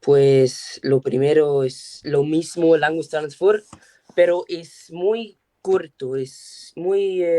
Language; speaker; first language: Spanish; non-native, learner; English